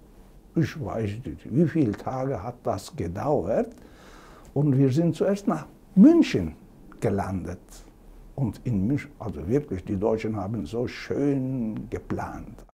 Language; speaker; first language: German; non-native, fluent; Turkish